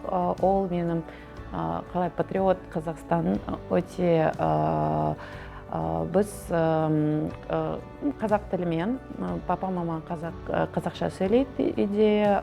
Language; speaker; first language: Kazakh; early bilingual, heritage; Kazakh